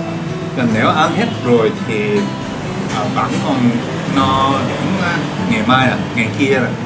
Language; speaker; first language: Vietnamese; non-native, learner; Japanese